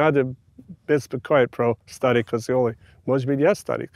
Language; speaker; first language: Russian; non-native, fluent; English